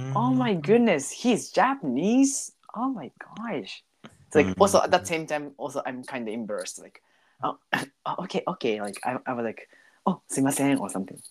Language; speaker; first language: English; non-native, learner; Japanese